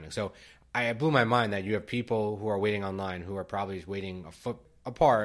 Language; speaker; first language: English; native; English